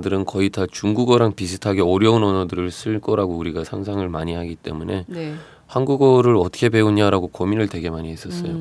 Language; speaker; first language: Korean; non-native, fluent; Turkish